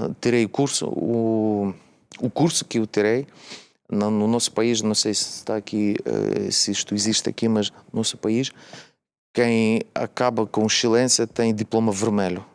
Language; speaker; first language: Portuguese; non-native, fluent; Russian